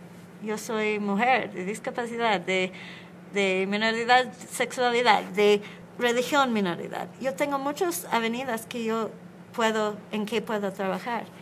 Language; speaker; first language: Spanish; non-native, learner; English